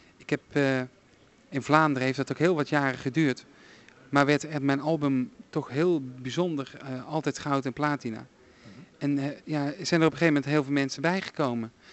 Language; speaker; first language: Dutch; native; Dutch